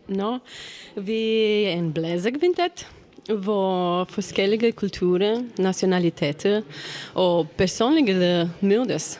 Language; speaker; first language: Danish; non-native, learner; Romanian